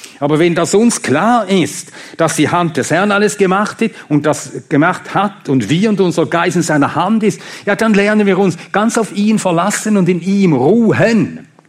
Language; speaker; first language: German; non-native, fluent; Swedish